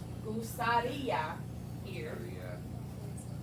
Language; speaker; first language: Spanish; non-native, fluent; English